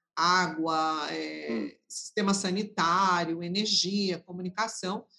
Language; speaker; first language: Portuguese; native; Portuguese